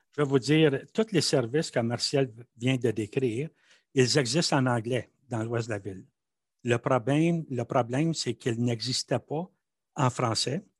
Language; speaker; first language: French; native; French